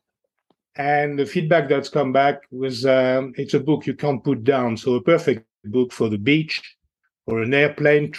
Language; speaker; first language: English; non-native, fluent; French